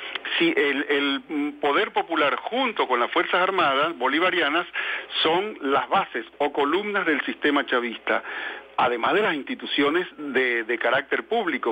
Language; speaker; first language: Spanish; native; Spanish